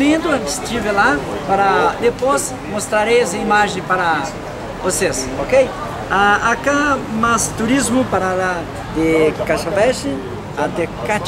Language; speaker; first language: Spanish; non-native, learner; Portuguese